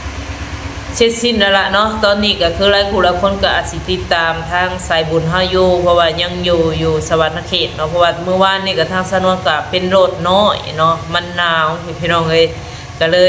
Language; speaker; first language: Thai; non-native, local second language; Lao